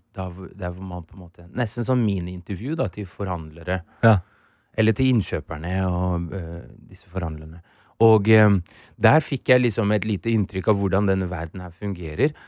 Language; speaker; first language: Norwegian; early bilingual, other home language; Swahili